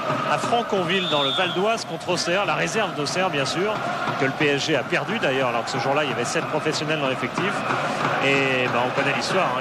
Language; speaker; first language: French; native; French